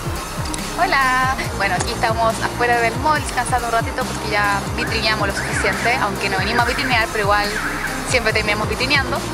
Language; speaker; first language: Spanish; native; Spanish